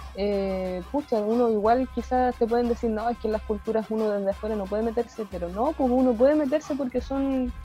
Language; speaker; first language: Spanish; native; Spanish